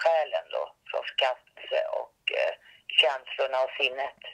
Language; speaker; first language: Swedish; native; Swedish